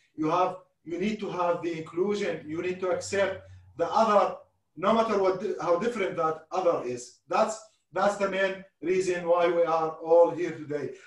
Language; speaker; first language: English; non-native, fluent; Arabic